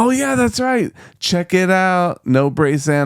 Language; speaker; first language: English; native; English